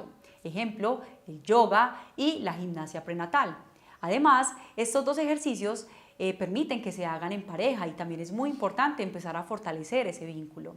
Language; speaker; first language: Spanish; native; Spanish